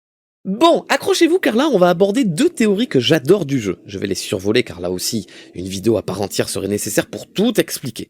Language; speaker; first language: French; native; French